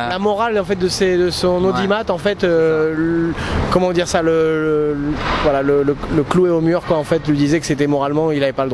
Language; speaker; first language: French; native; French